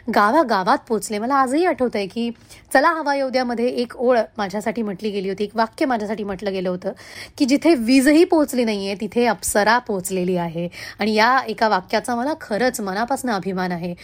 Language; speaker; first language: Marathi; non-native, local second language; Hindi